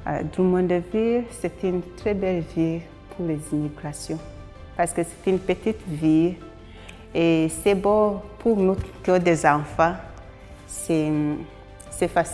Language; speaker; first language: French; non-native, fluent; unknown